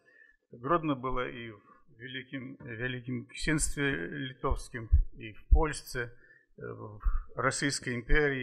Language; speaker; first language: Polish; non-native, fluent; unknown